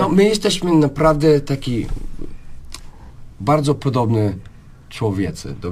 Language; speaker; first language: Polish; non-native, learner; English